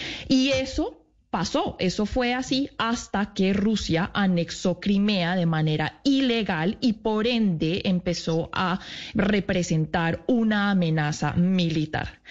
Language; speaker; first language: Spanish; native; Spanish